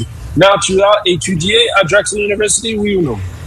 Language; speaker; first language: French; non-native, fluent; English